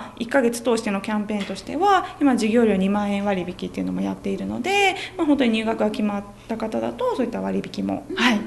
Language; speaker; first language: Japanese; native; Japanese